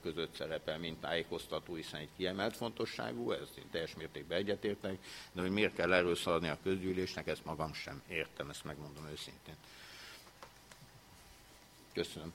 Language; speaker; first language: Hungarian; native; Hungarian